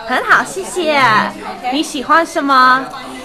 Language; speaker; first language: Chinese; non-native, learner; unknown